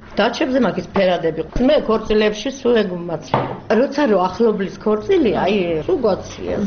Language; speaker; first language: Georgian; non-native, local second language; Kurdish